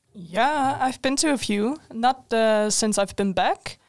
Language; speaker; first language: English; non-native, fluent; Dutch